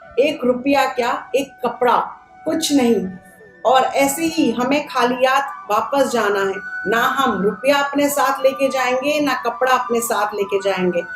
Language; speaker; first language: Hindi; native; Hindi